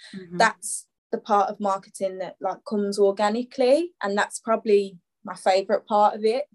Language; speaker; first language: English; native; English